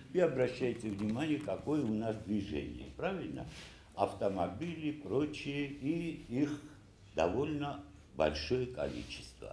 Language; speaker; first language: Russian; non-native, local second language; Ossetic